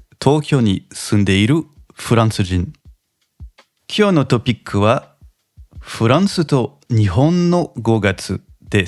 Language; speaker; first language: Japanese; non-native, fluent; French